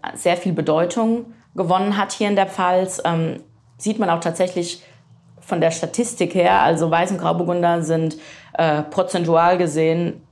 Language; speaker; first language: German; native; German